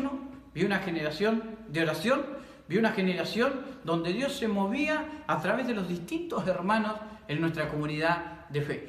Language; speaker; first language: Spanish; native; Spanish